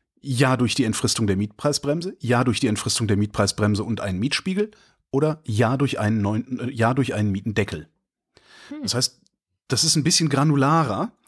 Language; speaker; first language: German; native; German